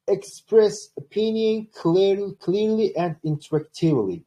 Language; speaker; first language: English; non-native, fluent; Uzbek